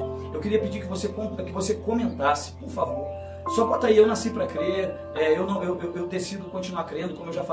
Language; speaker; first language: Portuguese; native; Portuguese